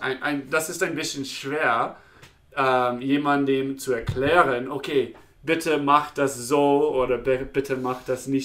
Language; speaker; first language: German; non-native, learner; English